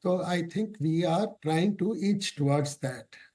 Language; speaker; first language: Hindi; native; Hindi